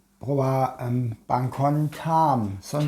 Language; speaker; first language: Thai; non-native, learner; German